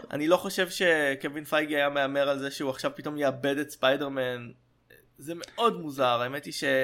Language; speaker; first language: Hebrew; native; Hebrew